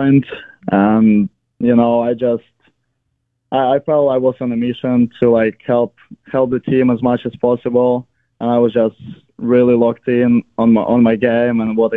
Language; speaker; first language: English; non-native, fluent; Ukrainian